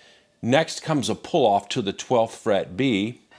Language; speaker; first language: English; native; English